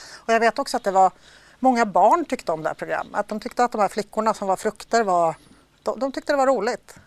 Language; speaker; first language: Swedish; early bilingual, other home language; Polish